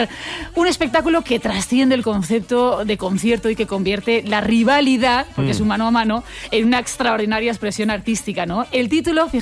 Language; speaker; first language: Spanish; native; Spanish